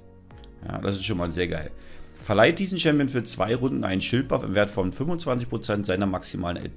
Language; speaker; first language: German; native; German